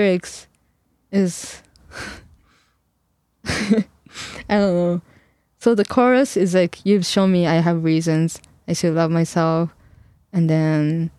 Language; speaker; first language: English; non-native, fluent; Japanese